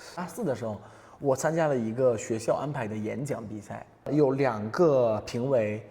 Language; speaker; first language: Chinese; non-native, fluent; Italian